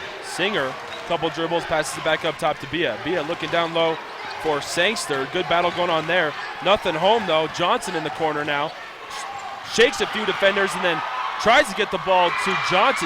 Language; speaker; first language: English; native; English